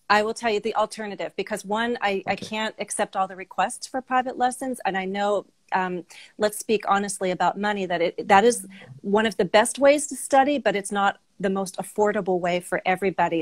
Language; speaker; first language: English; native; English